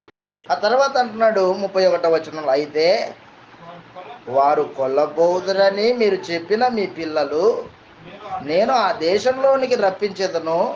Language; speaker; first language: Telugu; native; Telugu